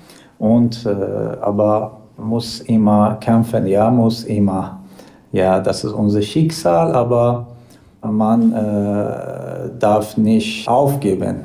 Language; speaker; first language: German; non-native, learner; Persian